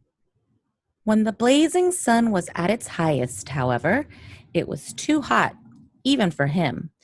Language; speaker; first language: English; native; English